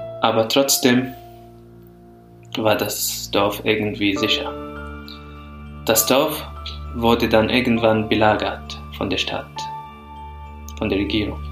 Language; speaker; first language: German; non-native, fluent; Arabic